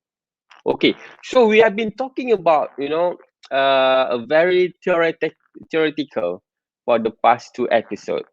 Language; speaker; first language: English; non-native, local second language; Malay